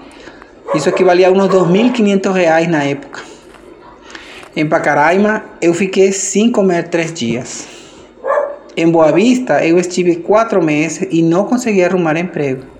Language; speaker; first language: Portuguese; non-native, fluent; Spanish